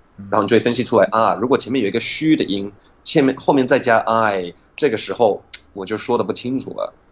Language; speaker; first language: Chinese; non-native, fluent; English